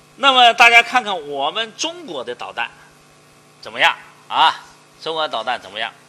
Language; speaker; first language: Chinese; native; Chinese